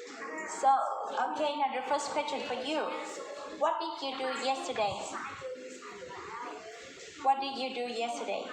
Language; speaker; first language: English; non-native, fluent; Vietnamese